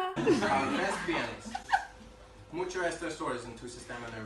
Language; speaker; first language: Spanish; non-native, learner; English